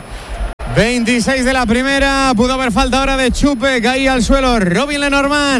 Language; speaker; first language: Spanish; native; Spanish